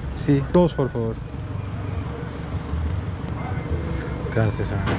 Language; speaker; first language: Spanish; non-native, learner; Turkish